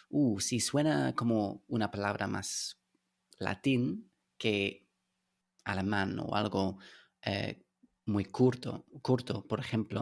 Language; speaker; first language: Spanish; non-native, fluent; English